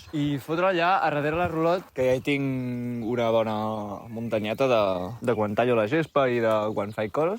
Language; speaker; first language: Catalan; native; Catalan